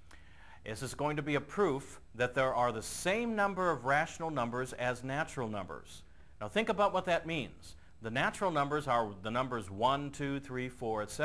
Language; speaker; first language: English; native; English